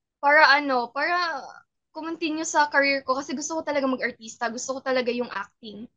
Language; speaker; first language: Filipino; non-native, local second language; Cebuano